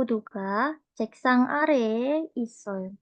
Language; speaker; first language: Korean; non-native, fluent; Indonesian